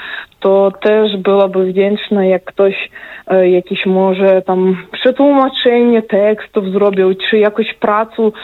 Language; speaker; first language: Polish; non-native, fluent; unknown